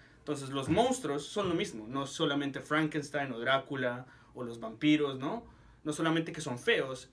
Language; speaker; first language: Spanish; native; Spanish